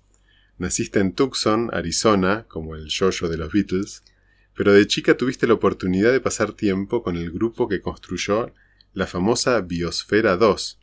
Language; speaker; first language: Spanish; native; Spanish